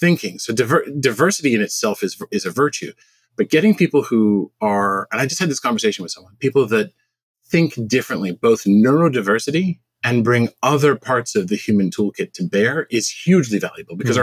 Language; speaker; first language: English; native; English